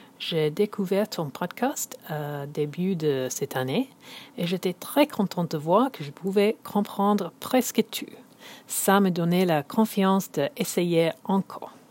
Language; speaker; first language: French; non-native, learner; English